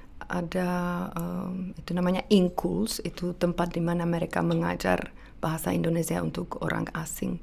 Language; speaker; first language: Indonesian; non-native, fluent; Czech